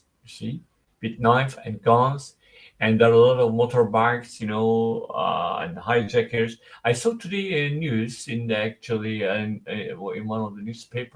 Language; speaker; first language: English; non-native, fluent; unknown